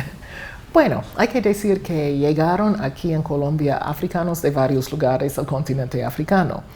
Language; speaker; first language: Spanish; non-native, fluent; English